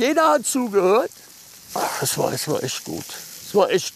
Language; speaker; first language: German; native; German